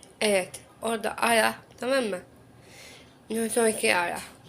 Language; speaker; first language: Turkish; non-native, learner; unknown